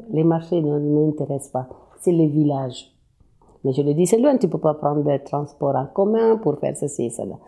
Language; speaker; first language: French; non-native, local second language; Wolof